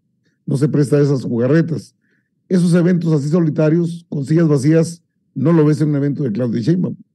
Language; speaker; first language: Spanish; native; Spanish